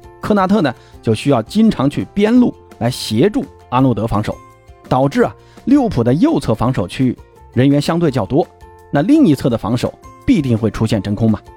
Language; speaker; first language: Chinese; native; Chinese